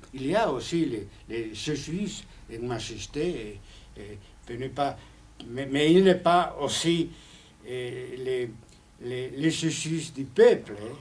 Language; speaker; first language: French; non-native, fluent; Spanish